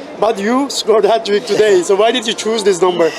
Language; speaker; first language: English; non-native, fluent; Turkish